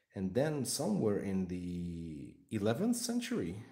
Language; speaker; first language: English; non-native, fluent; Hungarian